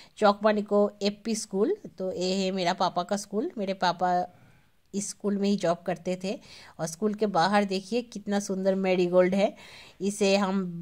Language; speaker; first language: Hindi; non-native, local second language; Bangla